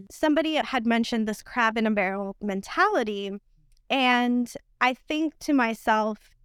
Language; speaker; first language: English; non-native, fluent; Spanish